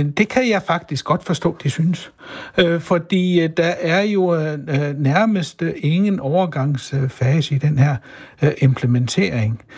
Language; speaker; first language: Danish; native; Danish